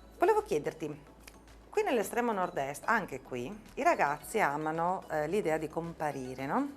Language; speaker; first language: Italian; native; Italian